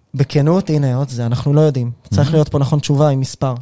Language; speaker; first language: Hebrew; native; Hebrew